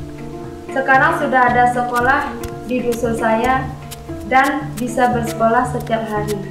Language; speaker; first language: Indonesian; non-native, local second language; Balinese